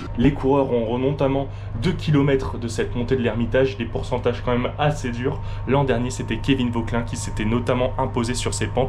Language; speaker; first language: French; native; French